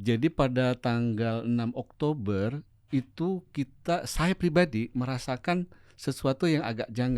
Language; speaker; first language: Indonesian; native; Indonesian